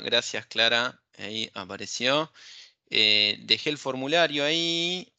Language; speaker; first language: Spanish; native; Spanish